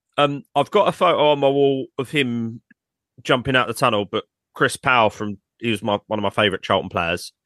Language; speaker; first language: English; native; English